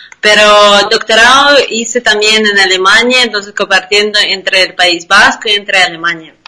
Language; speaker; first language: Spanish; non-native, fluent; Ukrainian